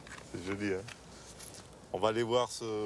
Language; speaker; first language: French; native; French